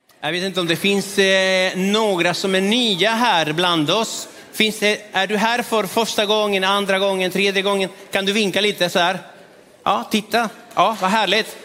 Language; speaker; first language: Swedish; non-native, fluent; Spanish